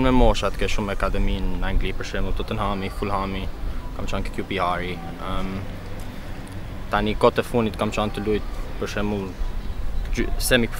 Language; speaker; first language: Albanian; early bilingual, heritage; Albanian